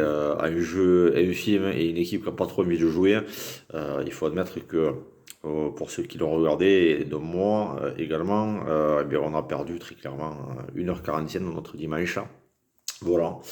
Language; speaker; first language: French; native; French